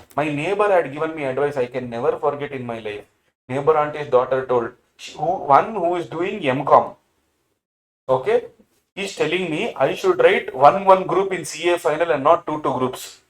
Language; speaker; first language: English; non-native, local second language; Tamil